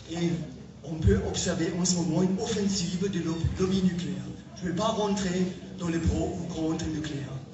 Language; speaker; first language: French; non-native, fluent; German